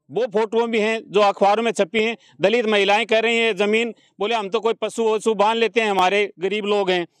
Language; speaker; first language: Hindi; native; Hindi